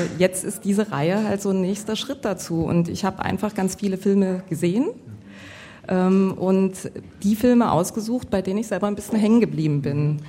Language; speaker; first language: German; native; German